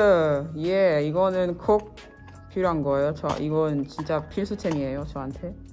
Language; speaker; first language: Korean; non-native, fluent; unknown